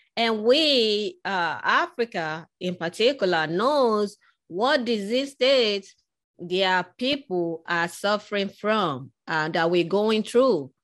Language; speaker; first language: English; non-native, local second language; Yoruba